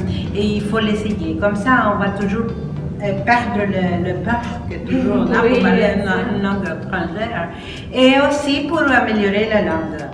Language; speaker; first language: French; non-native, fluent; Spanish